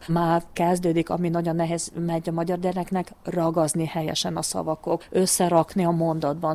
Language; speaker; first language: Hungarian; non-native, local second language; Ukrainian